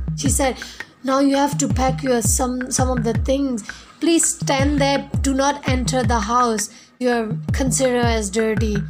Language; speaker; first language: English; non-native, fluent; Burmese